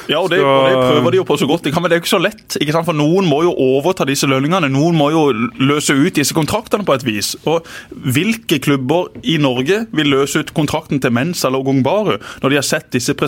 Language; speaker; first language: Norwegian; native; Norwegian